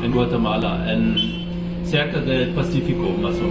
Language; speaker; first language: Spanish; non-native, learner; German